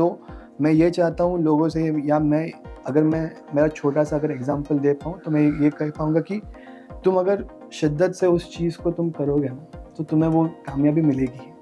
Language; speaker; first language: Hindi; non-native, local second language; Marathi